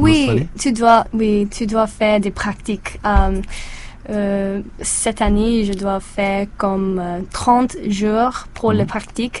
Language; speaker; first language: French; non-native, learner; English